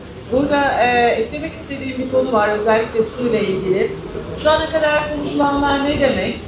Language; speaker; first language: Turkish; native; Turkish